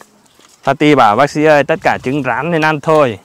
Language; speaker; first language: Vietnamese; native; Vietnamese